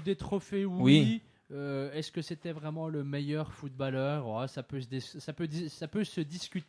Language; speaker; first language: French; native; French